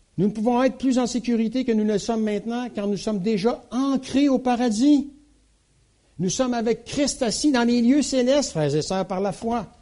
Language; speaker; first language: French; native; French